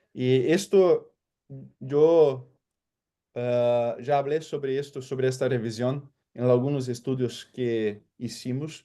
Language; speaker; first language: Spanish; non-native, fluent; Portuguese